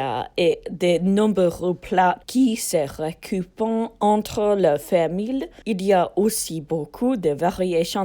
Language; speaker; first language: French; non-native, learner; English